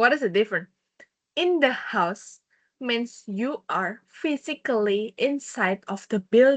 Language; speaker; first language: English; non-native, fluent; Indonesian